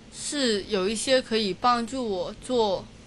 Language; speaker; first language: Chinese; non-native, local second language; Cantonese